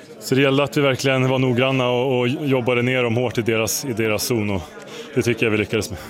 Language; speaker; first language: Swedish; native; Swedish